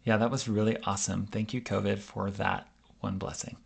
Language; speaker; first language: English; native; English